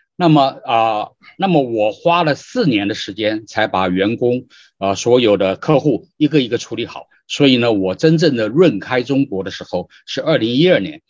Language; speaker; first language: Chinese; native; Chinese